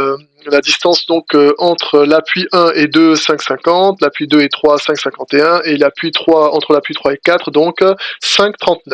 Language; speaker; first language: French; native; French